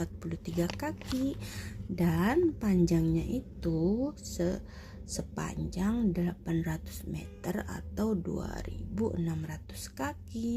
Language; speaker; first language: Indonesian; native; Indonesian